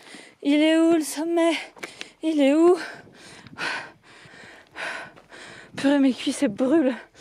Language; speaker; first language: French; native; French